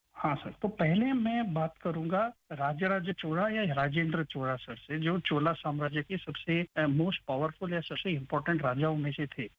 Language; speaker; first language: Hindi; non-native, local second language; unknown